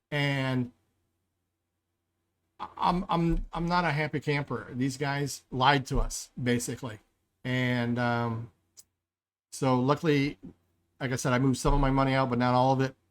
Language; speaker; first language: English; native; English